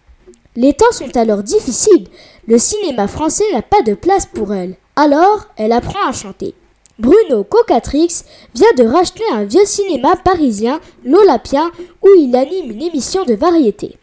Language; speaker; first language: French; native; French